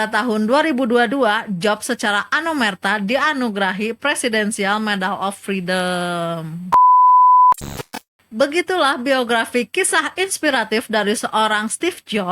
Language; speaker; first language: Indonesian; native; Indonesian